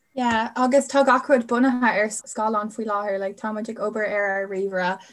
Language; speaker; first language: Irish; non-native, local second language; English